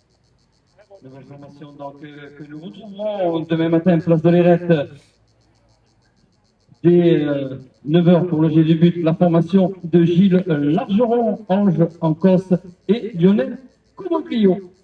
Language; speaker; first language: French; native; French